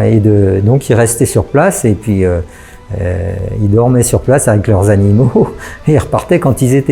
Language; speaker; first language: French; native; French